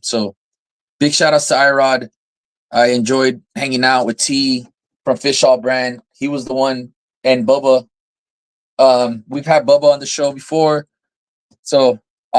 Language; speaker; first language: English; native; English